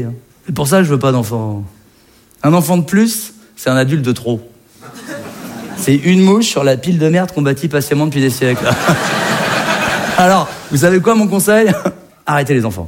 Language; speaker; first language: French; native; French